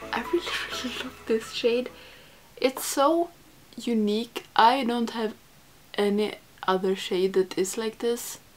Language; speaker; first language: English; non-native, fluent; Swedish